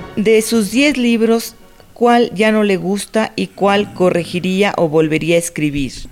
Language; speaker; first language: Spanish; native; Spanish